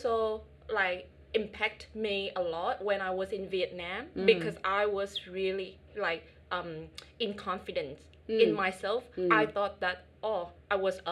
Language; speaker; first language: English; non-native, fluent; Vietnamese